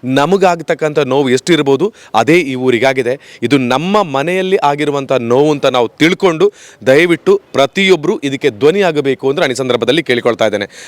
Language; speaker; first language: Kannada; native; Kannada